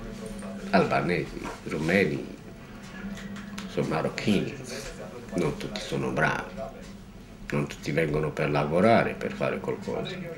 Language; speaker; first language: Italian; non-native, fluent; Romanian